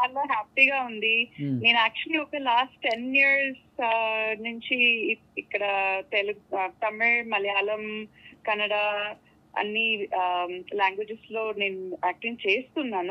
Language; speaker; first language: Telugu; non-native, fluent; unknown